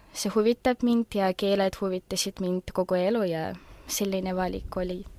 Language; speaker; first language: Estonian; non-native, local second language; Russian